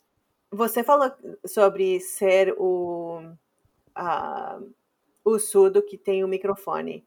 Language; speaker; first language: Portuguese; non-native, fluent; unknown